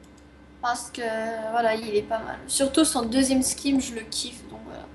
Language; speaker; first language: French; native; French